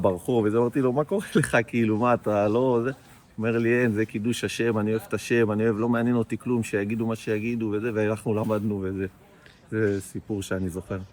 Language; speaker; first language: Hebrew; native; Hebrew